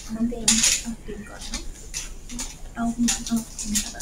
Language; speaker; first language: Chinese; non-native, learner; Thai